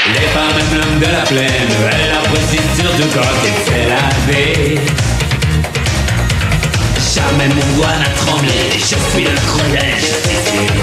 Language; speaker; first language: French; native; French